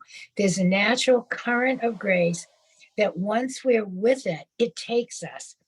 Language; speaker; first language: English; native; English